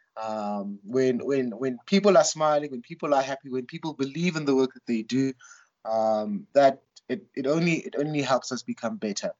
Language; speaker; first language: English; non-native, local second language; Tswana